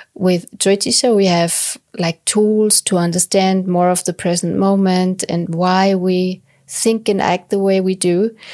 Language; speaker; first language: English; non-native, fluent; German